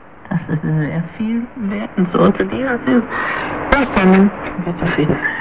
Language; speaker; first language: German; native; German